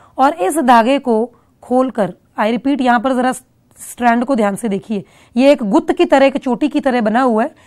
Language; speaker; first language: Hindi; non-native, local second language; Punjabi